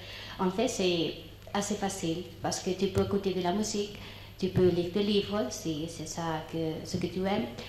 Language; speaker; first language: French; non-native, learner; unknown